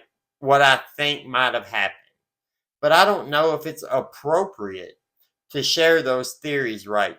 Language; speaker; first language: English; native; English